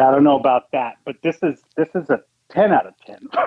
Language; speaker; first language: English; native; English